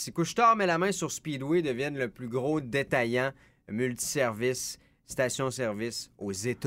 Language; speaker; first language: French; native; French